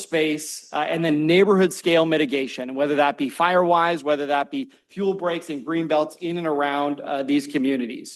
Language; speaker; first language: English; native; English